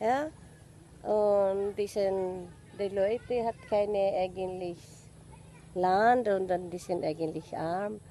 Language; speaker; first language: German; non-native, learner; Waray